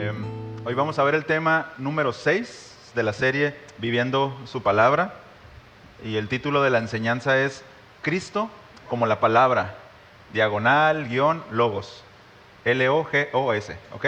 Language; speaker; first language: Spanish; native; Spanish